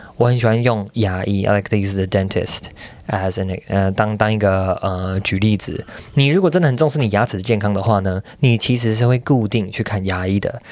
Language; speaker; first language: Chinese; native; Chinese